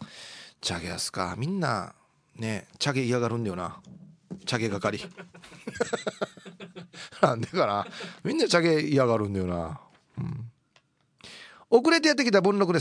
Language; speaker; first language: Japanese; native; Japanese